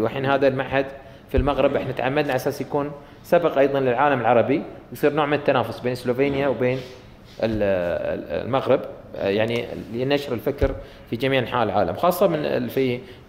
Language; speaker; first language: Arabic; native; Arabic